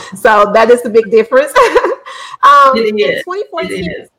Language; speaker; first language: English; native; English